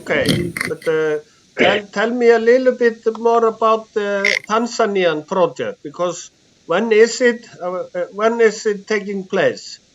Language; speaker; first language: English; non-native, fluent; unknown